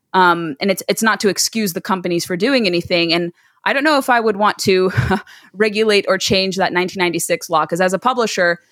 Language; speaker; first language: English; native; English